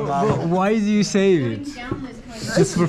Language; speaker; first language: English; non-native, learner; Korean